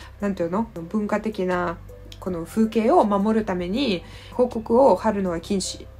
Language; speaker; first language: Japanese; non-native, fluent; Russian